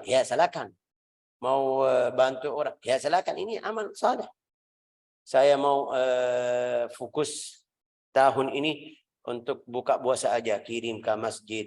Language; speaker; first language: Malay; non-native, fluent; Arabic